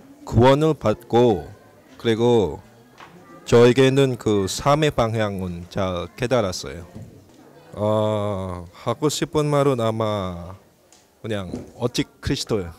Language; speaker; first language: Korean; non-native, learner; Indonesian